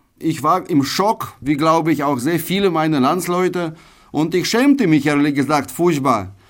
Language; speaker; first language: German; non-native, fluent; Russian